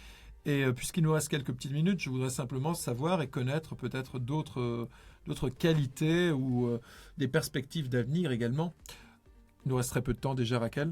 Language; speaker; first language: French; native; French